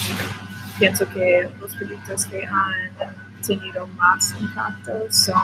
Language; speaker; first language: Spanish; non-native, learner; English